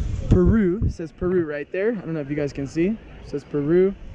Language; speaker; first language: English; native; English